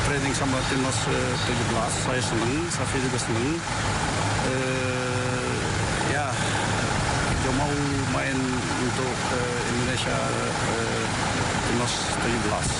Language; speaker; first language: Indonesian; early bilingual, heritage; Dutch